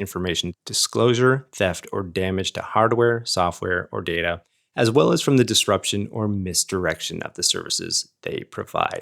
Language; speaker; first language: English; native; English